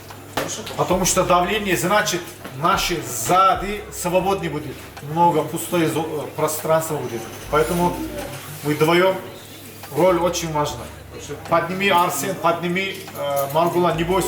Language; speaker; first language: Russian; non-native, learner; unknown